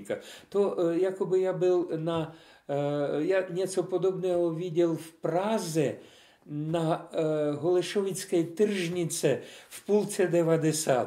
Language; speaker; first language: Czech; non-native, fluent; Russian